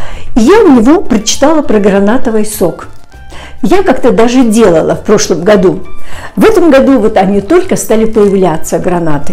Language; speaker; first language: Russian; native; Russian